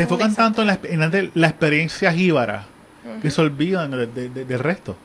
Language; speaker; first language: Spanish; native; Spanish